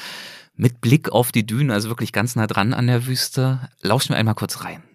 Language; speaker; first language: German; native; German